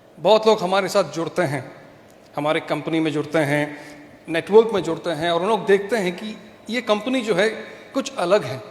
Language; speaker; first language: Hindi; non-native, local second language; Malayalam